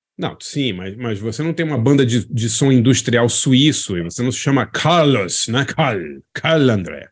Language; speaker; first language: Portuguese; native; Portuguese